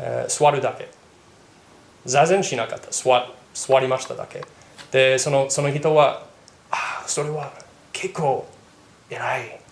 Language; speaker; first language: Japanese; non-native, learner; English